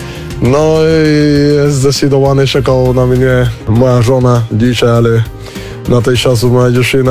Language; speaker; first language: Polish; non-native, learner; Spanish